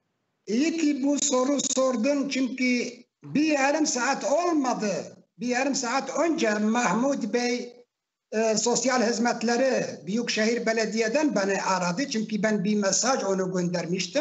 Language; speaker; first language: Turkish; non-native, fluent; Arabic